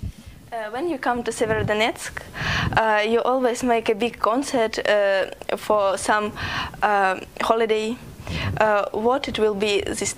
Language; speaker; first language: English; non-native, learner; Ukrainian